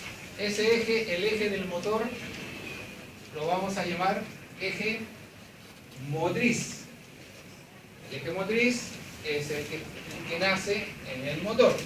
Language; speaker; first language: Spanish; native; Spanish